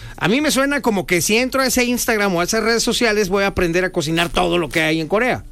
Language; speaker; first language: Spanish; native; Spanish